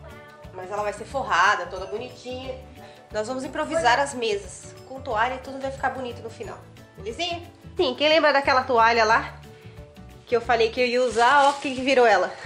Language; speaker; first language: Portuguese; native; Portuguese